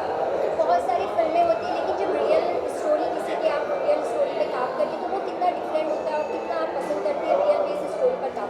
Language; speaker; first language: Hindi; native; Hindi